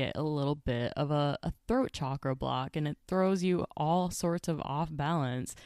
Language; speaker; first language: English; native; English